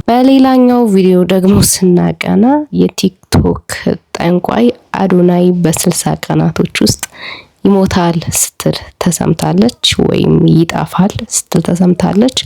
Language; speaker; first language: Amharic; native; Amharic